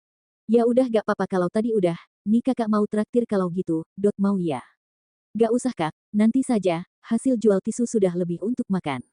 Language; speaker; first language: Indonesian; native; Indonesian